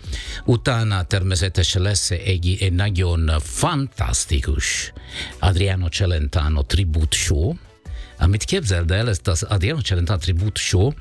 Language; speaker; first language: Hungarian; non-native, fluent; Italian